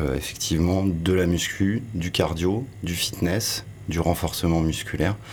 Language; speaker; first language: French; native; French